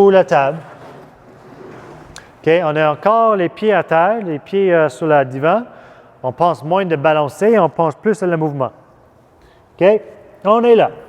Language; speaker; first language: French; non-native, fluent; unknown